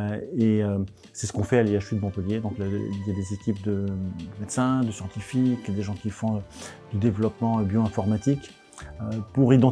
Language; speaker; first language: French; native; French